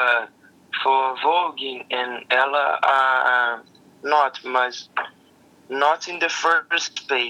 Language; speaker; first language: English; non-native, learner; Portuguese